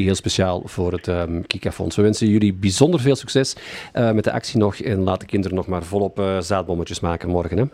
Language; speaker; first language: Dutch; native; Dutch